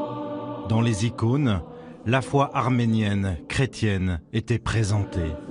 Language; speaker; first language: French; native; French